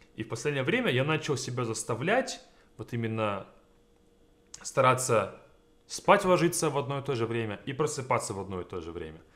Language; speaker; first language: Russian; native; Russian